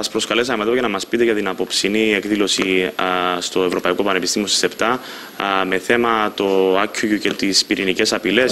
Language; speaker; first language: Greek; native; Greek